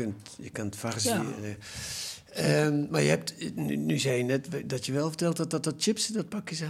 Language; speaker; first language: Dutch; native; Dutch